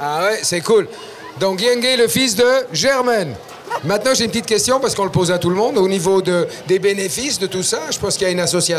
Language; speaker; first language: French; native; French